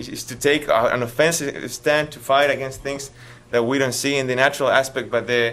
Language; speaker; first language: English; non-native, fluent; Spanish